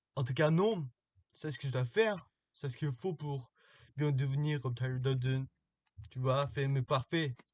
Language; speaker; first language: French; non-native, learner; Korean